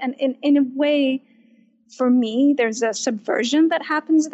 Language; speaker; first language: English; non-native, fluent; Arabic